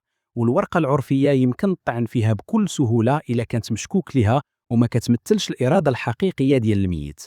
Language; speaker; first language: Arabic; native; Arabic